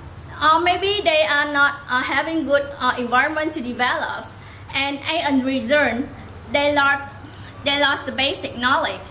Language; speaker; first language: English; non-native, learner; Vietnamese